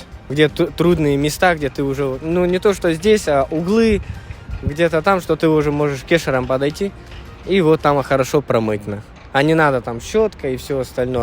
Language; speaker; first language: Russian; native; Russian